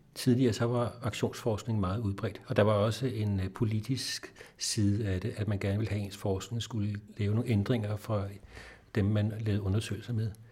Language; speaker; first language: Danish; native; Danish